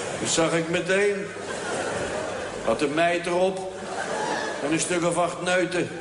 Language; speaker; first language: Dutch; native; Dutch